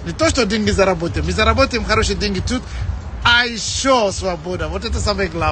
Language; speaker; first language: Russian; non-native, fluent; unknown